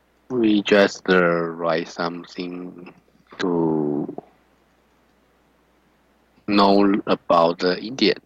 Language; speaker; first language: English; non-native, learner; Chinese